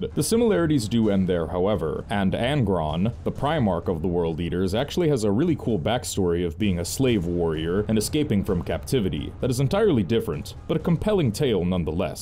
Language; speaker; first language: English; native; English